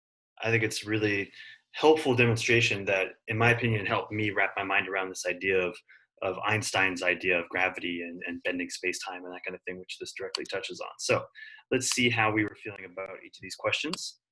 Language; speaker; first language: English; native; English